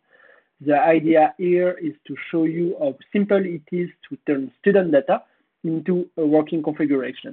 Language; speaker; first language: English; non-native, fluent; French